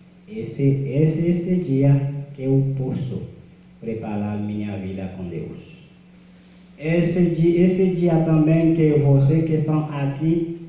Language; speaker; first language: Portuguese; non-native, learner; Haitian Creole